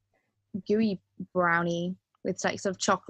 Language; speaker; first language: English; native; English